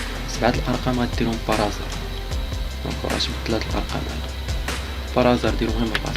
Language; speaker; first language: Arabic; native; Arabic